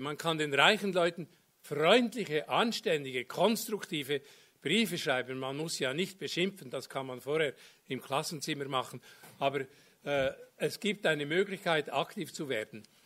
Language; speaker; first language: German; native; German